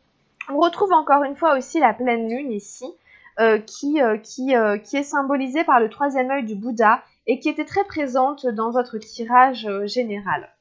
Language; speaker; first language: French; native; French